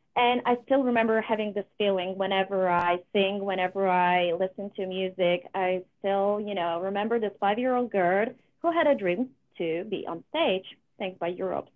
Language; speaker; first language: English; non-native, fluent; Polish